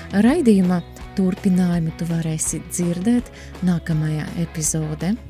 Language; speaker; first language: Latvian; non-native, local second language; Russian